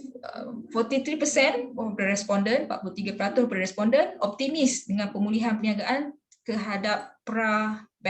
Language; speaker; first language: Malay; native; Malay